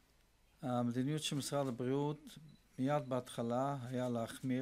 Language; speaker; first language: Hebrew; non-native, fluent; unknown